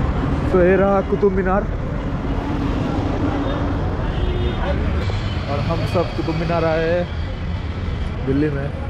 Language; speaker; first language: Hindi; non-native, local second language; Bangla